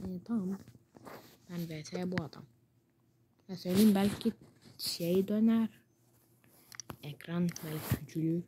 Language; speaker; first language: Turkish; early bilingual, heritage; Turkish